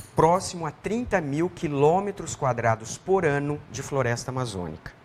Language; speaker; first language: Portuguese; native; Portuguese